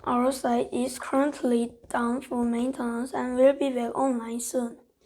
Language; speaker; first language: English; non-native, fluent; Korean